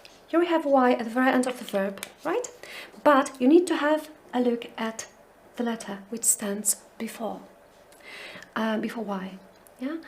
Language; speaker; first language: English; non-native, fluent; Polish